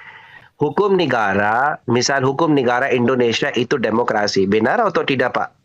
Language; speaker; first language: Indonesian; non-native, learner; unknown